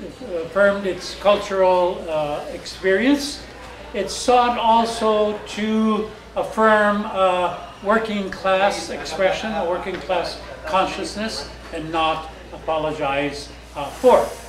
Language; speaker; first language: English; early bilingual, other home language; Spanish